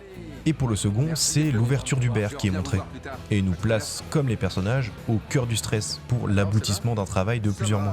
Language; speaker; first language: French; native; French